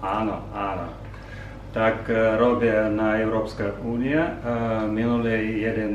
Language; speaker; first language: Polish; non-native, learner; Russian